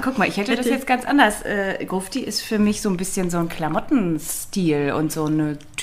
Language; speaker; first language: German; native; German